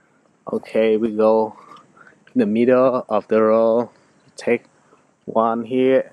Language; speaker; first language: English; non-native, fluent; Vietnamese